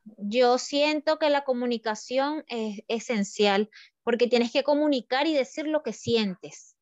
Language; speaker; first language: Spanish; native; Spanish